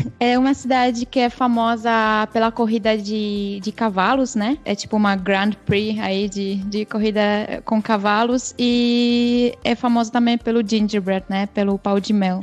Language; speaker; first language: Portuguese; non-native, fluent; Czech